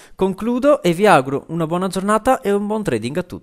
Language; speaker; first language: Italian; native; Italian